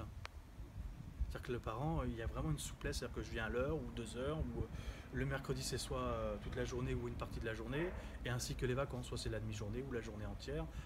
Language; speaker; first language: French; native; French